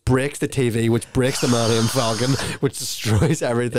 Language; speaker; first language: English; native; English